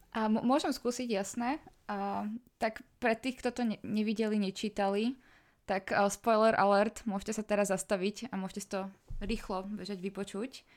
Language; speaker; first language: Slovak; native; Slovak